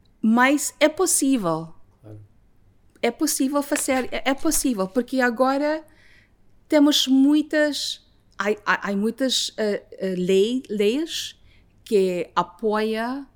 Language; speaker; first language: Portuguese; non-native, learner; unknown